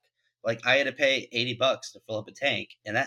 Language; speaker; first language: English; native; English